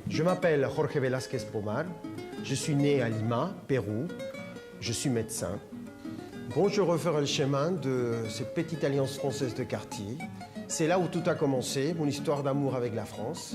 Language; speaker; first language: French; non-native, fluent; Spanish